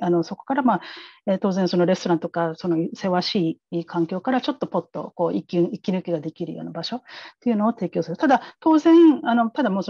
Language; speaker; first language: Japanese; native; Japanese